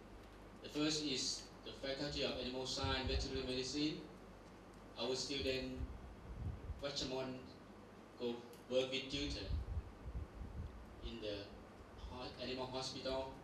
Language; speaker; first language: English; non-native, learner; Thai